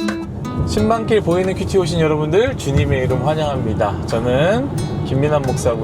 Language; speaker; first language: Korean; native; Korean